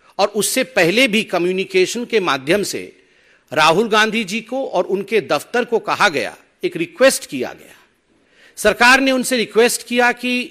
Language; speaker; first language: Hindi; non-native, local second language; Odia